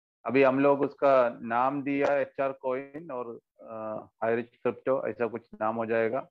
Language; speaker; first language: Hindi; non-native, local second language; Malayalam